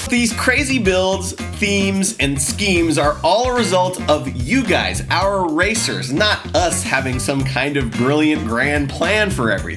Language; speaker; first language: English; native; English